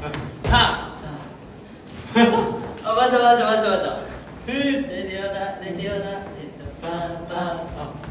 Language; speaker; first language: Korean; non-native, fluent; Japanese